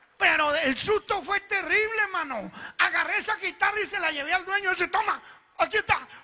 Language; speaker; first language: Spanish; early bilingual, other home language; Italian